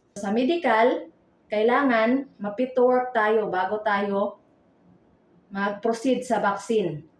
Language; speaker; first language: Filipino; non-native, local second language; Cebuano